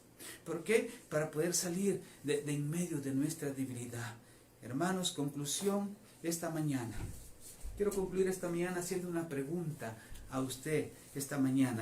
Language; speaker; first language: Spanish; native; Spanish